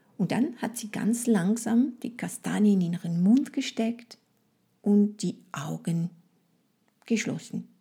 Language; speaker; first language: German; non-native, fluent; French